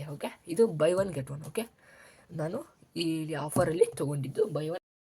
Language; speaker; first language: Kannada; native; Kannada